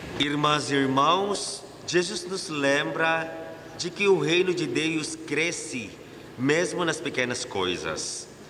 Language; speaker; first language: Portuguese; non-native, fluent; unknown